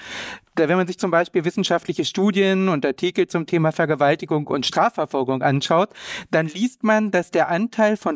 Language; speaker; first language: German; native; German